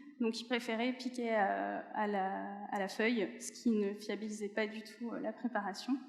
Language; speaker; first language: French; native; French